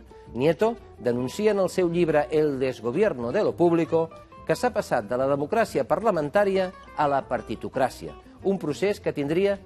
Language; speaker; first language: Catalan; native; Catalan